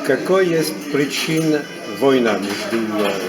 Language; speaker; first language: Russian; non-native, learner; French